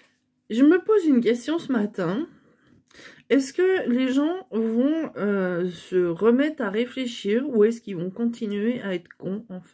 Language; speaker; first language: French; native; French